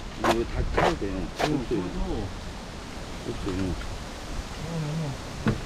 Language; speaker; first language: Korean; non-native, learner; Thai